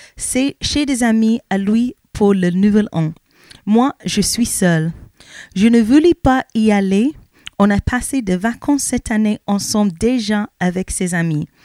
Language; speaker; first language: French; non-native, learner; English